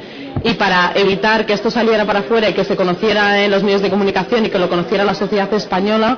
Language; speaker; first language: Spanish; native; Spanish